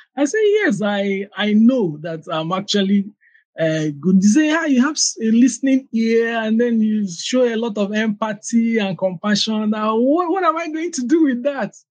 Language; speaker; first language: English; non-native, local second language; Igbo